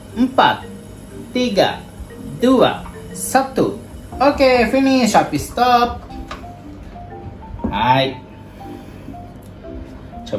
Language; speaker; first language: Indonesian; non-native, learner; Japanese